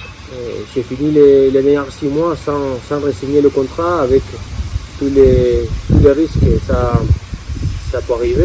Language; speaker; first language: French; non-native, fluent; Spanish